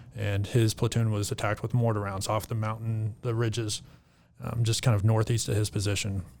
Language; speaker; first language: English; native; English